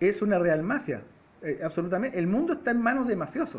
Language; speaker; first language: Spanish; native; Spanish